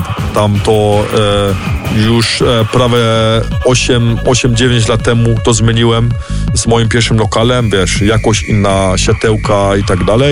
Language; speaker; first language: Polish; early bilingual, heritage; Polish